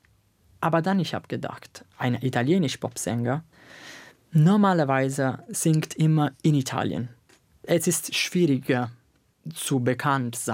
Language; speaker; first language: German; non-native, learner; Italian